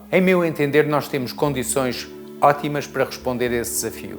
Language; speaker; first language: Portuguese; native; Portuguese